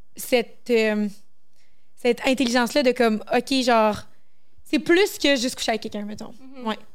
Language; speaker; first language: French; native; French